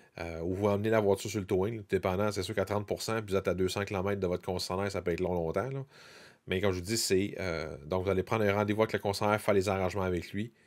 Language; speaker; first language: French; native; French